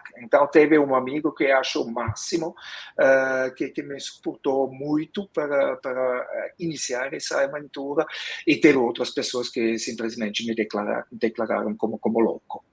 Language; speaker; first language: Portuguese; non-native, fluent; Swiss German